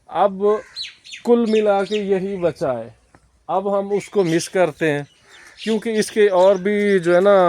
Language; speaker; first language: Urdu; non-native, local second language; Punjabi